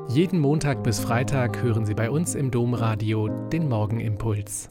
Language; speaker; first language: German; native; German